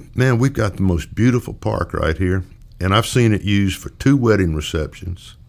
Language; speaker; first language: English; native; English